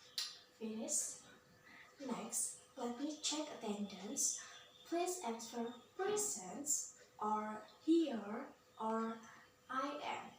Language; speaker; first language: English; non-native, learner; Indonesian